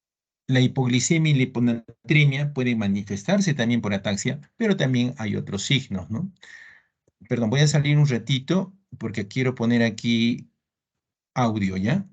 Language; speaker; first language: Spanish; native; Spanish